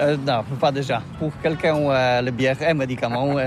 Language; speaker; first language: French; non-native, learner; Polish